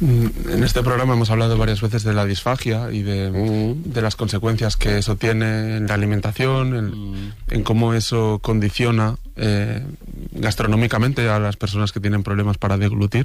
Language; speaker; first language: Spanish; native; Spanish